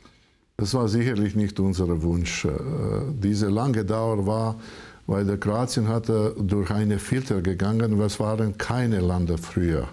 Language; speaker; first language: German; non-native, learner; Croatian